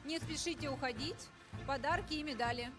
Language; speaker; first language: Russian; native; Russian